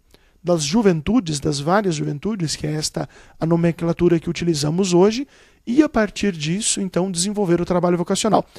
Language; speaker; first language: Portuguese; native; Portuguese